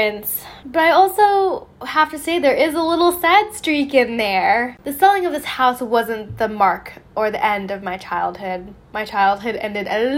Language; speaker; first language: English; native; English